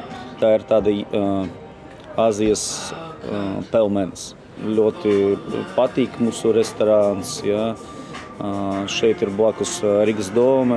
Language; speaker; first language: Latvian; non-native, local second language; Russian